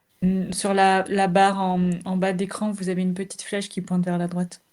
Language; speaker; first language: French; native; French